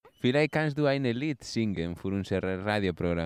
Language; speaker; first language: German; non-native, learner; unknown